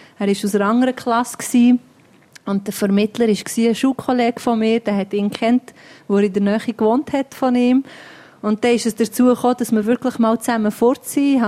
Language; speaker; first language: German; early bilingual, other home language; Albanian